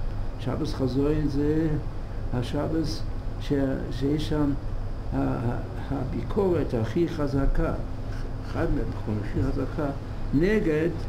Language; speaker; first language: Hebrew; non-native, fluent; English